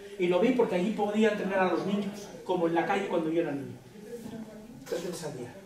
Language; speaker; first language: Spanish; native; Spanish